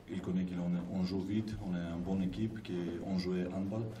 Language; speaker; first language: French; non-native, learner; Greek